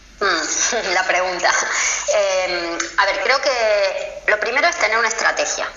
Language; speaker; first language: Spanish; native; Spanish